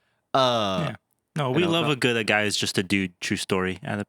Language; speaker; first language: English; native; English